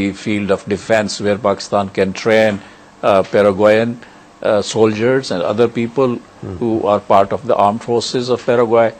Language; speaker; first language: English; non-native, local second language; Urdu